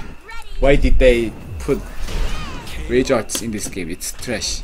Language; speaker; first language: English; non-native, learner; Korean